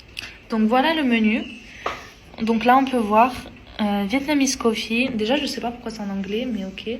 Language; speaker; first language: French; early bilingual, other home language; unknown